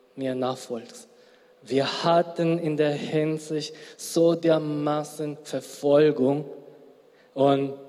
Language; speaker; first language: German; non-native, fluent; Korean